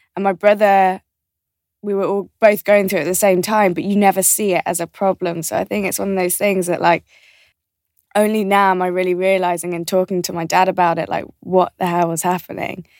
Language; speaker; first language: English; native; English